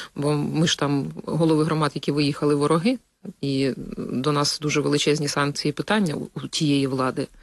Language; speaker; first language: Ukrainian; native; Ukrainian